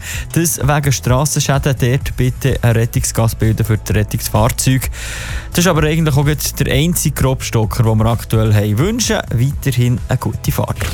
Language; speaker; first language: German; native; German